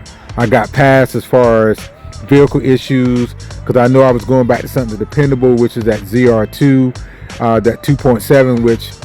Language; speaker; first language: English; native; English